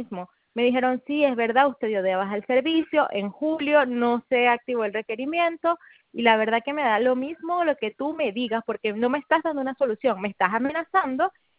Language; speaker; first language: Spanish; native; Spanish